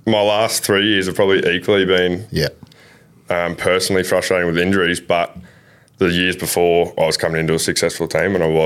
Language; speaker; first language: English; native; English